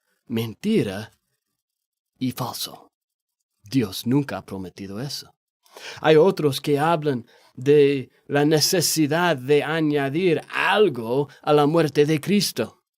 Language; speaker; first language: Spanish; non-native, fluent; English